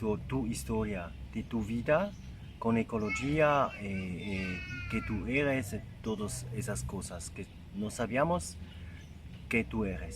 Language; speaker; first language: Spanish; non-native, learner; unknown